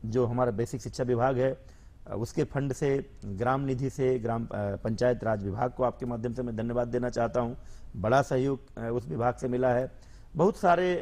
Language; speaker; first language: Hindi; native; Hindi